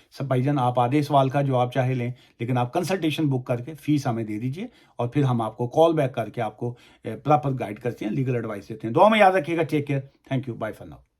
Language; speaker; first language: Urdu; non-native, local second language; Punjabi